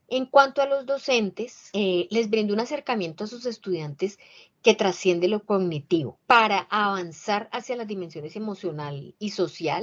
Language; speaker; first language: Spanish; native; Spanish